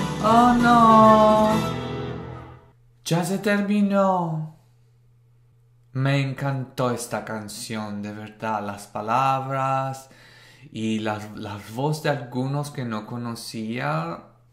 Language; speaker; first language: Spanish; non-native, fluent; Italian